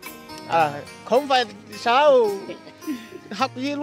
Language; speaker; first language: Vietnamese; non-native, learner; Portuguese